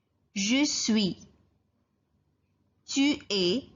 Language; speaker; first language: French; non-native, fluent; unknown